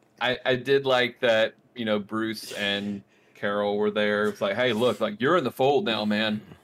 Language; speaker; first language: English; native; English